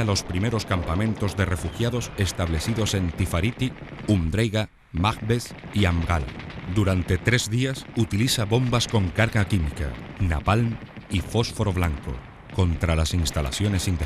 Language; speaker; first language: Spanish; native; Spanish